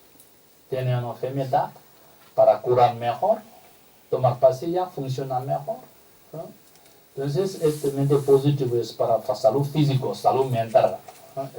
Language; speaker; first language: Spanish; non-native, learner; Tibetan